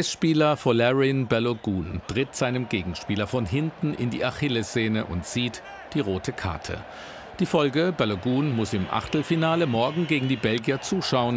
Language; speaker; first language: German; native; German